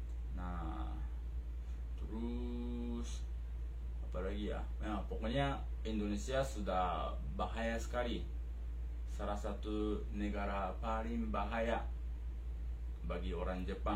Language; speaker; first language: Indonesian; non-native, fluent; Japanese